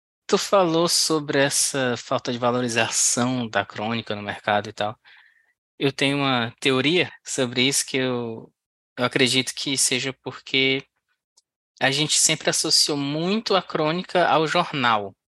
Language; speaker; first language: Portuguese; native; Portuguese